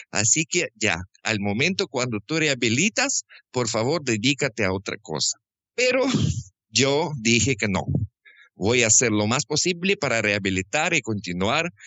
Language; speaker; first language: Spanish; non-native, fluent; Russian